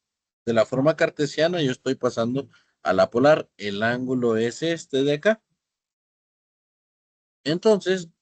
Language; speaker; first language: Spanish; native; Spanish